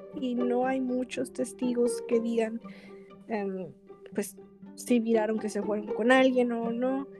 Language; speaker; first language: Spanish; native; Spanish